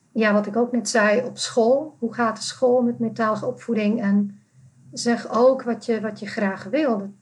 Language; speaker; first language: Dutch; non-native, fluent; Czech